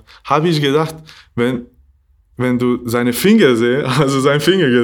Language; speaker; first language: German; non-native, learner; Bosnian